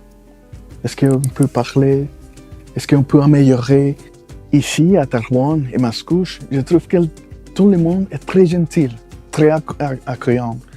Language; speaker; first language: French; non-native, fluent; Spanish